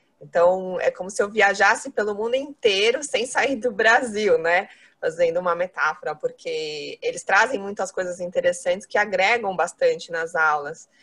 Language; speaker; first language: Portuguese; native; Portuguese